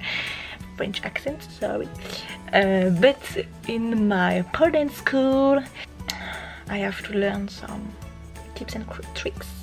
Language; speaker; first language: English; non-native, learner; French